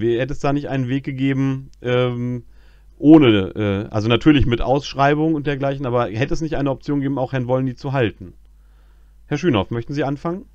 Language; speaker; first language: German; native; German